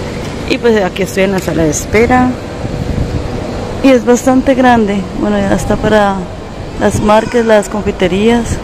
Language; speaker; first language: Spanish; native; Spanish